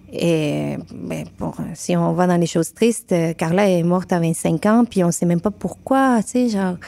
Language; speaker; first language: French; non-native, fluent; Spanish